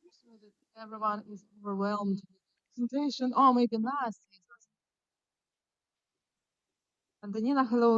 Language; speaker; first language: English; non-native, fluent; Ukrainian